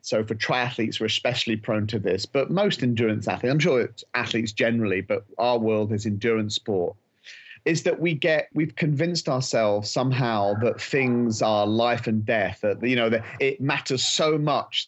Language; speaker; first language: English; native; English